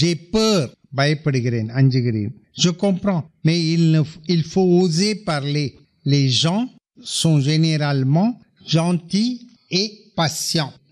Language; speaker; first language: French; non-native, fluent; Tamil